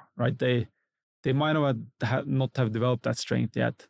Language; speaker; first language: English; non-native, fluent; Norwegian